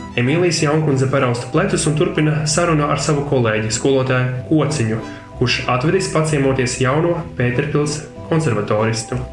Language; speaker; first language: Latvian; non-native, local second language; Russian